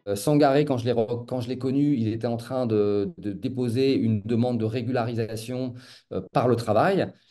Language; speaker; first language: French; native; French